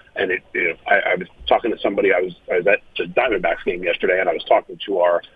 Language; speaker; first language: English; native; English